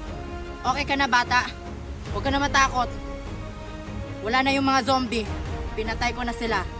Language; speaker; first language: Filipino; native; Filipino